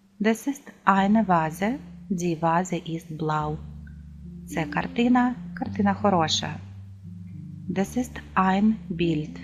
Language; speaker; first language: German; non-native, fluent; Ukrainian